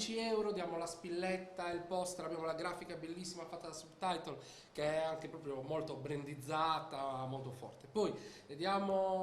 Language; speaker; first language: Italian; native; Italian